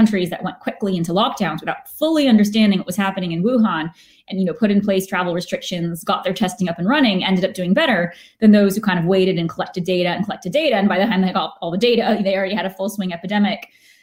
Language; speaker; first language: English; native; English